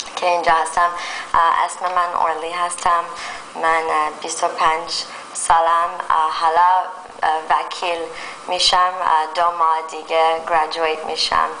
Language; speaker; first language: Persian; early bilingual, heritage; Persian